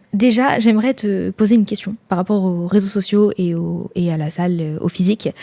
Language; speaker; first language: French; native; French